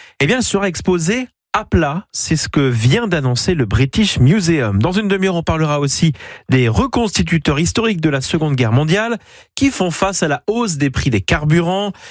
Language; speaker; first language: French; native; French